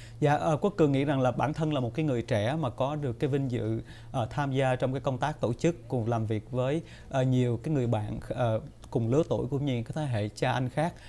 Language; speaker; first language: Vietnamese; early bilingual, heritage; Vietnamese